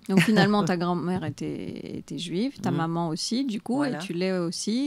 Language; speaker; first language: French; native; French